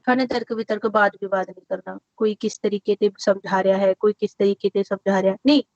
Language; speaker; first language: Hindi; non-native, local second language; Punjabi